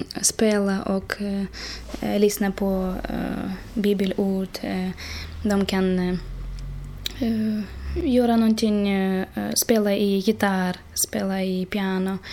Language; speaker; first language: Swedish; non-native, learner; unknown